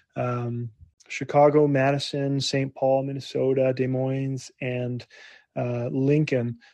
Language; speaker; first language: English; native; English